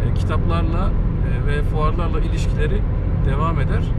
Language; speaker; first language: Turkish; native; Turkish